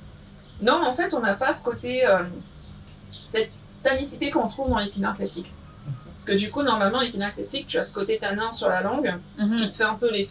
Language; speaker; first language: French; native; French